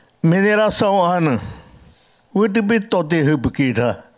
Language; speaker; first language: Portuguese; non-native, learner; Yanomámi